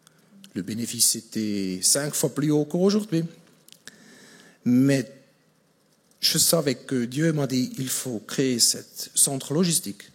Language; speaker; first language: French; non-native, fluent; German